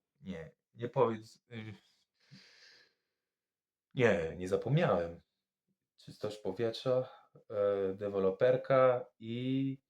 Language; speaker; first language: Polish; non-native, fluent; French